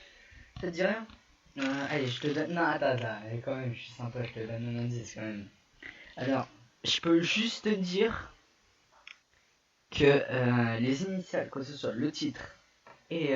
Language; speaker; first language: French; native; French